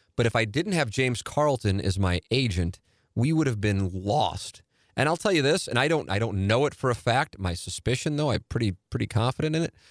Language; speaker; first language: English; native; English